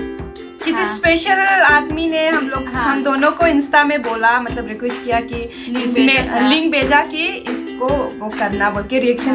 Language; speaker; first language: Hindi; non-native, local second language; Bodo